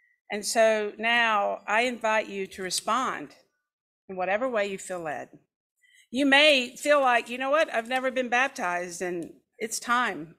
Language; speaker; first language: English; native; English